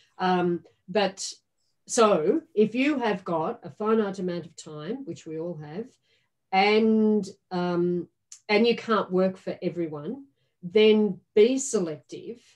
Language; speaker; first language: English; native; English